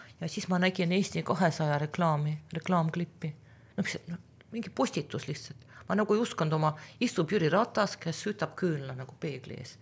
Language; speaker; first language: Estonian; non-native, local second language; Russian